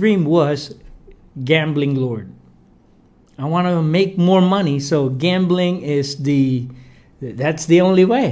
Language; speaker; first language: English; non-native, local second language; Filipino